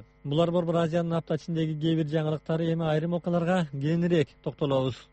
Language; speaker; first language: Kyrgyz; native; Kyrgyz